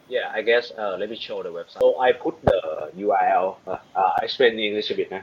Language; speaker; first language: English; non-native, learner; Thai